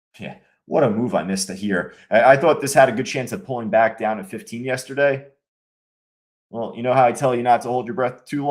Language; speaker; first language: English; native; English